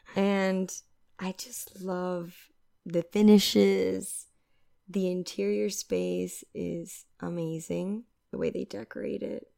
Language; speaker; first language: English; non-native, fluent; Spanish